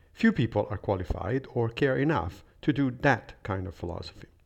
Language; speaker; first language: English; non-native, fluent; Italian